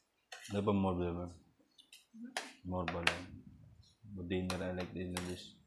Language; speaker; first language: English; non-native, learner; Cebuano